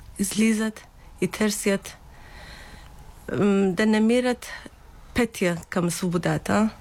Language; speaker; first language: Bulgarian; non-native, learner; Persian